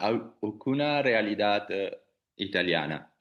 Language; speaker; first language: Spanish; non-native, learner; Italian